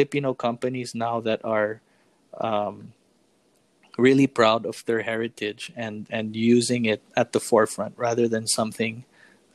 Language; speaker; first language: English; non-native, local second language; Filipino